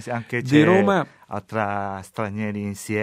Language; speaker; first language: Italian; non-native, learner; Chinese